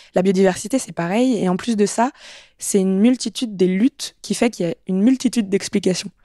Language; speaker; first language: French; native; French